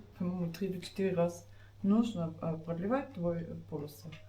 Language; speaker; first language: Russian; non-native, learner; German